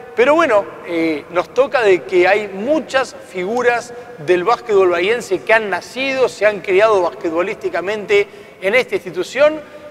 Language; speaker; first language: Spanish; native; Spanish